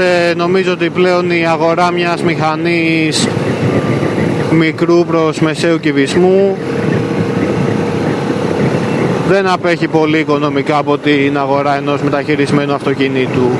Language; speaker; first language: Greek; native; Greek